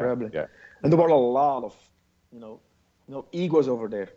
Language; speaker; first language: English; non-native, fluent; Dutch